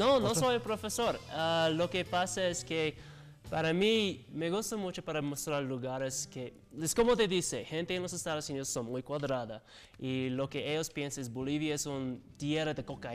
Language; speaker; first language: Spanish; non-native, learner; English